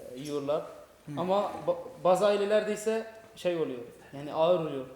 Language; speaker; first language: Turkish; non-native, fluent; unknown